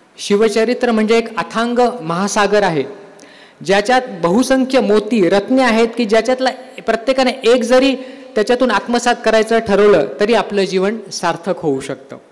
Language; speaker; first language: Marathi; native; Marathi